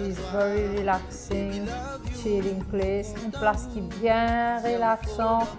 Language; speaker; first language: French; non-native, local second language; Morisyen